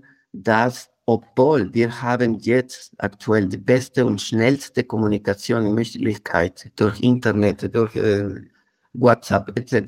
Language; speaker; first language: German; non-native, fluent; Spanish